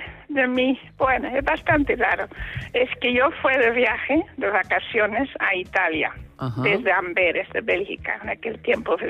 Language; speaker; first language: Spanish; non-native, fluent; Dutch